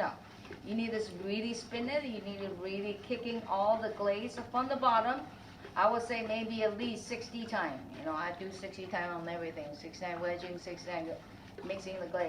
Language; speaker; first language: English; non-native, fluent; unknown